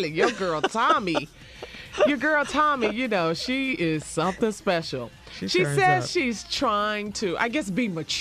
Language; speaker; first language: English; native; English